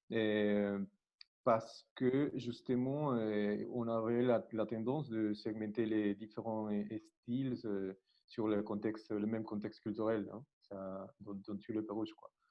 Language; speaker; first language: French; non-native, learner; Spanish